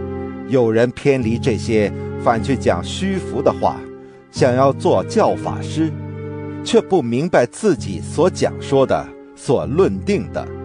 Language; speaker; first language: Chinese; native; Chinese